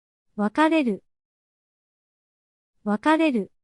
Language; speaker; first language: Japanese; native; Japanese